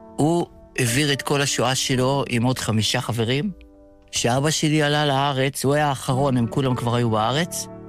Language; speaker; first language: Hebrew; early bilingual, other home language; Yiddish